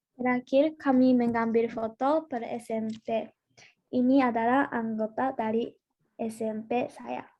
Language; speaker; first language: Indonesian; non-native, learner; Japanese